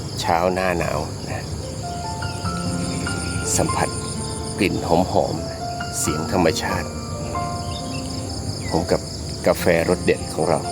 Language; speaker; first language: Thai; native; Thai